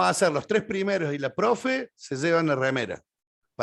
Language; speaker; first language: Spanish; native; Spanish